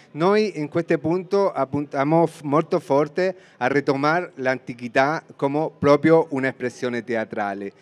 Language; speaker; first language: Italian; non-native, fluent; Spanish